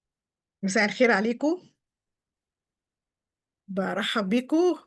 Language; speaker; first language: Arabic; native; Arabic